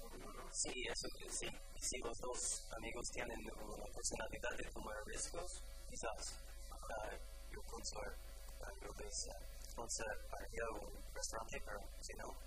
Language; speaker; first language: Spanish; non-native, fluent; English